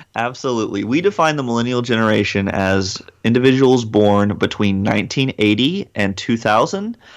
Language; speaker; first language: English; native; English